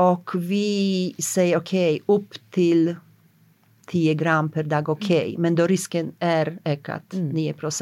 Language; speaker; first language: Swedish; non-native, fluent; Polish